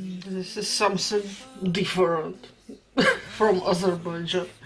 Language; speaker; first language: English; non-native, fluent; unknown